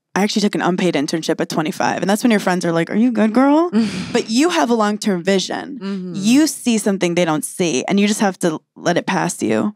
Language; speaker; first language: English; native; English